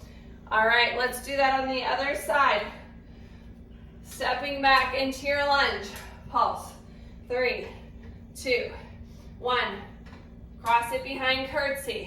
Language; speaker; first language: English; native; English